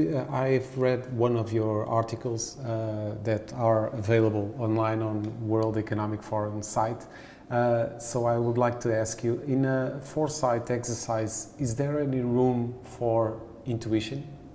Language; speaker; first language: English; non-native, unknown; Portuguese